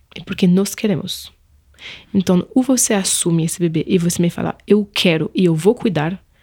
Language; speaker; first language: Portuguese; non-native, fluent; French